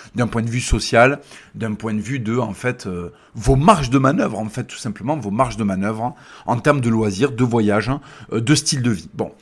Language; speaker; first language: French; native; French